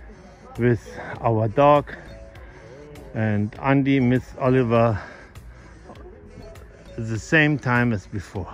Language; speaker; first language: English; non-native, learner; German